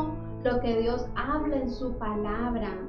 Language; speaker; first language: Spanish; native; Spanish